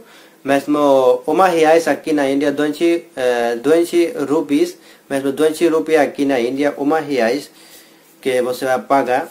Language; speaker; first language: Portuguese; non-native, learner; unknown